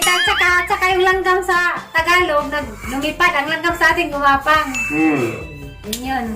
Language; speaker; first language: Filipino; non-native, local second language; Cebuano